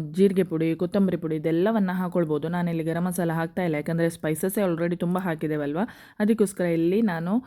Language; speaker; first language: Kannada; non-native, local second language; Konkani